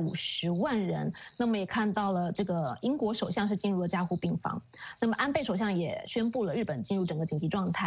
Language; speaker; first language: Chinese; native; Chinese